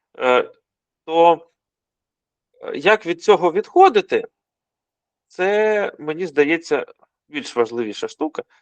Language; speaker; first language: Ukrainian; non-native, local second language; Russian